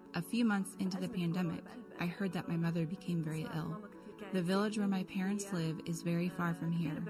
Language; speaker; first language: English; non-native, fluent; Kurdish